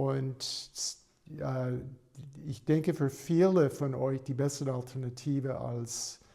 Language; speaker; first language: German; non-native, fluent; English